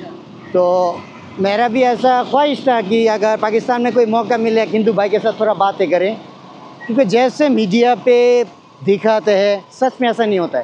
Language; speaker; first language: Hindi; non-native, learner; Bangla